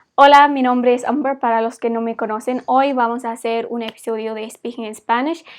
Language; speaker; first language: Spanish; non-native, fluent; English